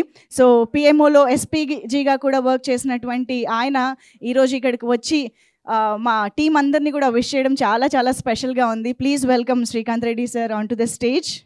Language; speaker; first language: Telugu; native; Telugu